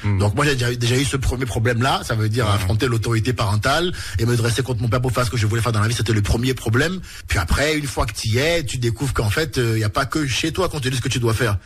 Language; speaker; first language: French; native; French